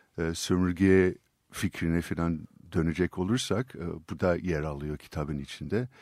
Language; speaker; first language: Turkish; non-native, fluent; English